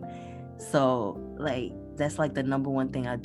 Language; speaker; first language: English; native; English